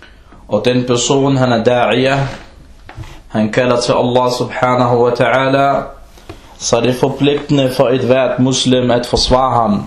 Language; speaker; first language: Danish; early bilingual, other home language; Arabic